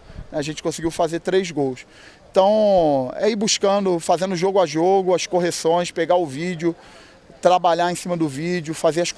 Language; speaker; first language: Portuguese; native; Portuguese